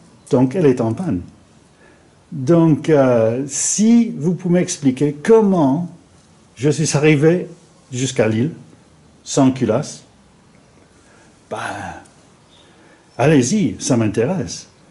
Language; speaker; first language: French; non-native, fluent; English